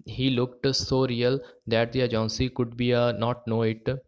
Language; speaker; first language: English; non-native, local second language; Punjabi